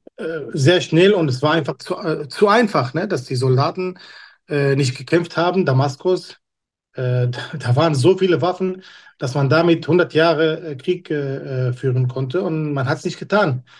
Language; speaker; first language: German; non-native, fluent; Kurdish